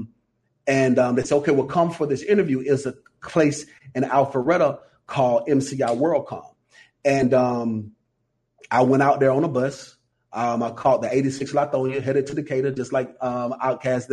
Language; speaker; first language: English; native; English